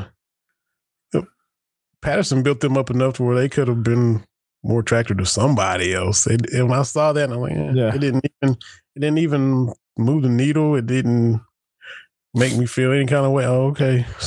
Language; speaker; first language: English; native; English